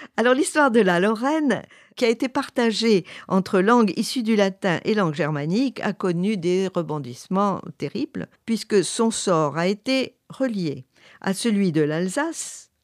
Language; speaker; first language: French; native; French